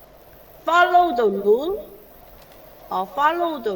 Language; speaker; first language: English; non-native, learner; Korean